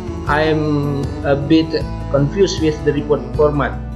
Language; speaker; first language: English; non-native, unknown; Indonesian